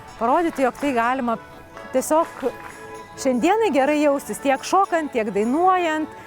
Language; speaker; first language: Lithuanian; native; Lithuanian